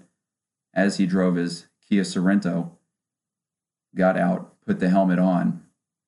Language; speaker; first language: English; native; English